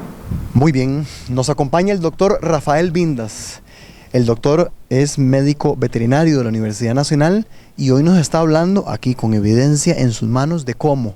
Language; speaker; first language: Spanish; native; Spanish